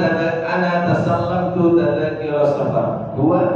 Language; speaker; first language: Arabic; non-native, fluent; Indonesian